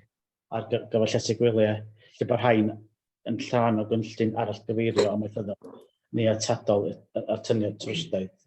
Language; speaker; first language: Welsh; native; Welsh